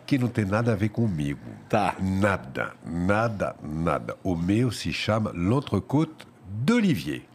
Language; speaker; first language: Portuguese; non-native, fluent; French